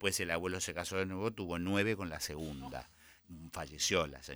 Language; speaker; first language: Spanish; native; Spanish